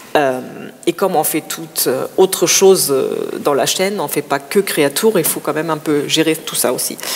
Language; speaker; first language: French; non-native, fluent; German